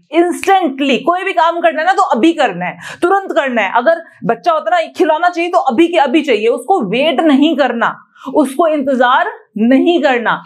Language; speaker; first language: Hindi; native; Hindi